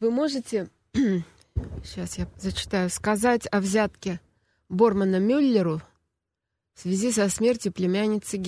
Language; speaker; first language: Russian; native; Russian